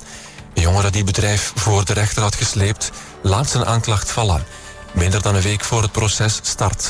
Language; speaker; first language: Dutch; native; Dutch